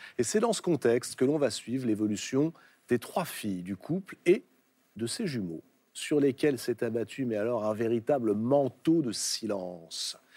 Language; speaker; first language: French; native; French